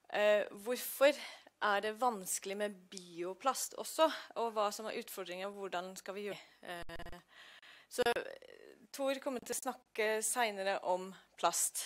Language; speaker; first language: Norwegian; non-native, fluent; English